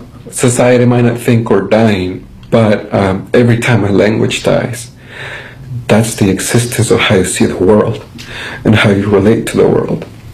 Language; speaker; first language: English; early bilingual, other home language; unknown